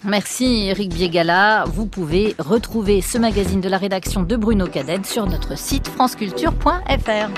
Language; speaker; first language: French; native; French